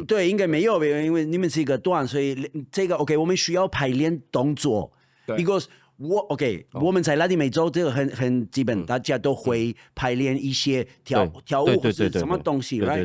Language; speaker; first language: Chinese; non-native, fluent; Spanish